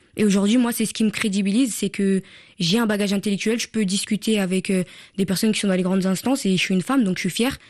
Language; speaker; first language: French; early bilingual, other home language; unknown